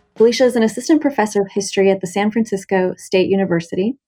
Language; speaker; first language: English; native; English